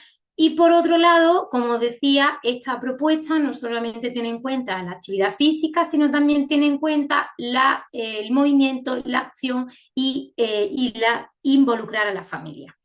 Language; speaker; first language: Spanish; native; Spanish